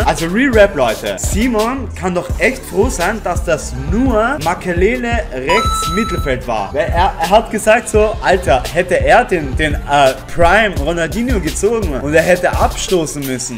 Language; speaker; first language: German; native; German